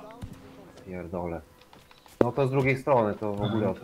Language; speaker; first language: Polish; native; Polish